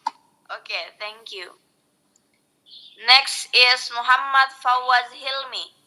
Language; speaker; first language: English; non-native, local second language; Indonesian